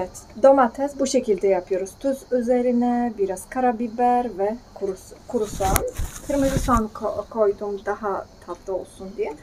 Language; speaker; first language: Turkish; non-native, fluent; Polish